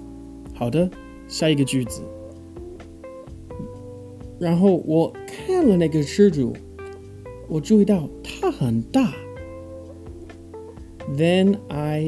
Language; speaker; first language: Chinese; non-native, fluent; English